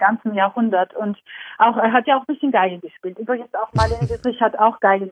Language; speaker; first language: German; non-native, fluent; Georgian